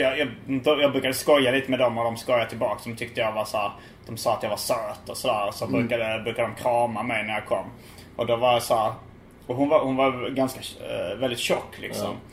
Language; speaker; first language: Swedish; native; Swedish